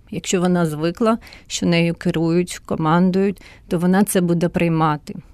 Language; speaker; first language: Ukrainian; non-native, local second language; Russian